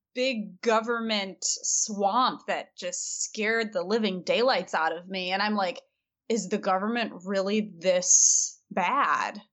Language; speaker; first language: English; native; English